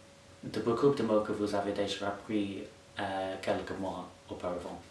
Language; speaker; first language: French; non-native, fluent; English